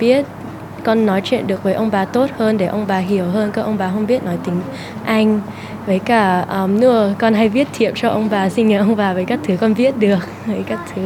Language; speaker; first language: Vietnamese; early bilingual, heritage; Vietnamese